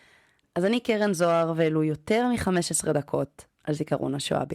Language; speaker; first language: Hebrew; native; Hebrew